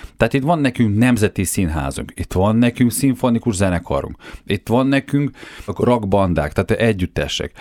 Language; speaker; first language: Hungarian; non-native, fluent; Ukrainian